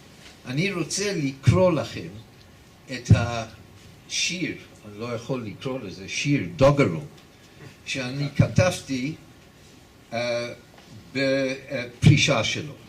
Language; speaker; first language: Hebrew; non-native, fluent; English